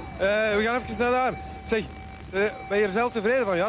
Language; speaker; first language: Dutch; native; Dutch